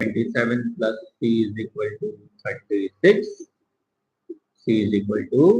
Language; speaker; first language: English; non-native, local second language; Hindi